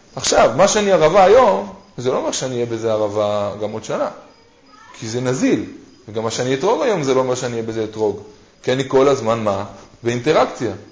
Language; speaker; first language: Hebrew; native; Hebrew